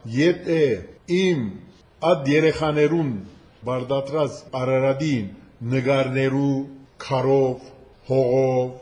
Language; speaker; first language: Armenian; early bilingual, heritage; Armenian